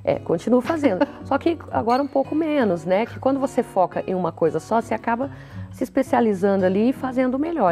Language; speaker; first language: Portuguese; native; Portuguese